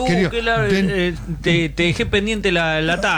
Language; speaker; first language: Spanish; native; Spanish